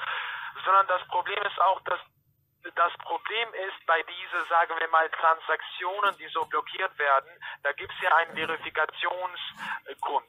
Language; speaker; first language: German; non-native, fluent; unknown